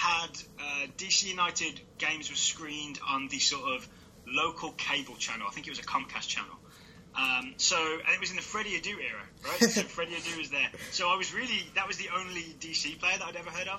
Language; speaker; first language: English; native; English